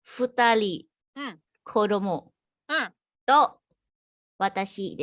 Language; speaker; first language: Japanese; non-native, learner; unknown